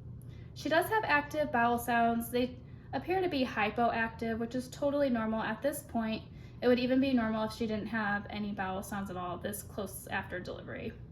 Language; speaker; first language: English; native; English